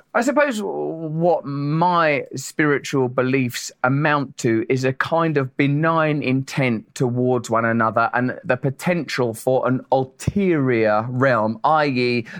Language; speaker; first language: English; native; English